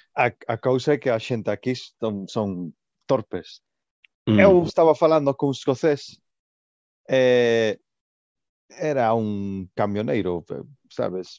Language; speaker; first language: Galician; non-native, local second language; Spanish